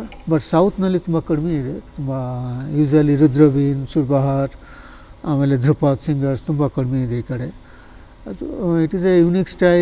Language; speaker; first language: Kannada; non-native, learner; Bangla